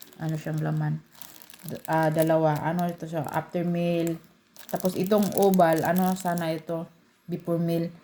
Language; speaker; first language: Filipino; non-native, local second language; Cebuano